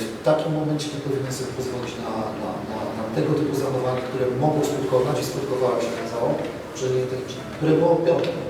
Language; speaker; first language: Polish; native; Polish